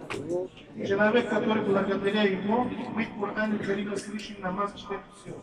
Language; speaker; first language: Russian; non-native, learner; Tajik